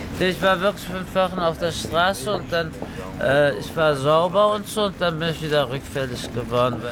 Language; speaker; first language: German; early bilingual, other home language; Turkish